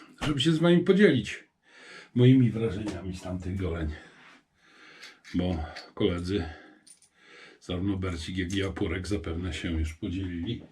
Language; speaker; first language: Polish; native; Polish